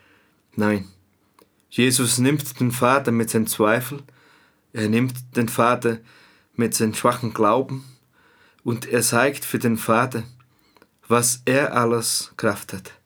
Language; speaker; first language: German; non-native, fluent; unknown